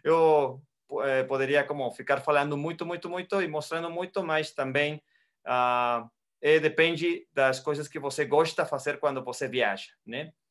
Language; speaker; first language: Portuguese; non-native, fluent; Spanish